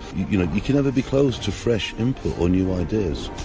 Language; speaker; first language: English; native; English